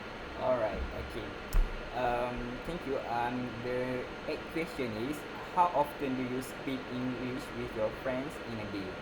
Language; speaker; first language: English; non-native, local second language; Malay